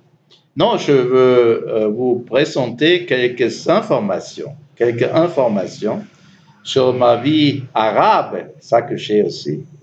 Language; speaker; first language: French; non-native, learner; German